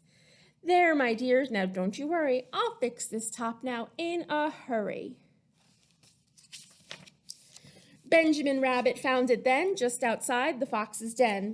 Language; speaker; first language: English; native; English